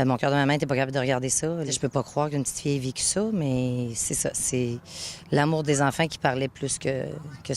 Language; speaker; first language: French; native; French